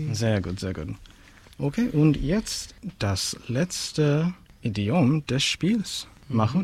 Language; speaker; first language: German; non-native, learner; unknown